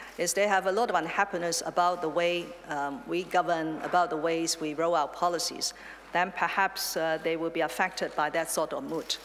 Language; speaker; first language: English; non-native, local second language; Chinese